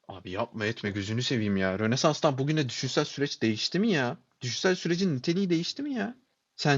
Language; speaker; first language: Turkish; native; Turkish